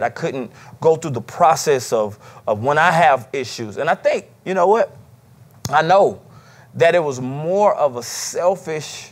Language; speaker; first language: English; native; English